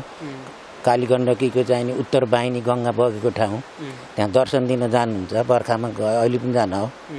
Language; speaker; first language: Nepali; native; Nepali